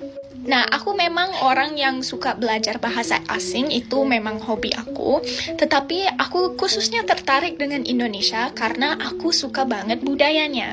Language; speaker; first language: Indonesian; non-native, fluent; English